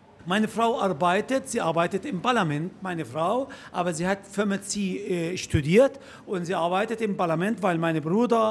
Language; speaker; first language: German; non-native, fluent; Arabic